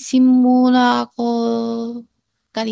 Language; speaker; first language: Filipino; non-native, learner; Chinese